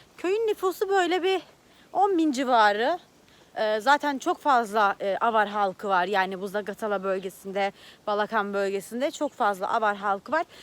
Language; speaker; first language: Turkish; native; Turkish